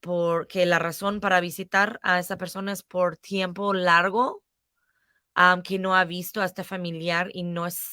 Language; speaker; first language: Spanish; non-native, fluent; English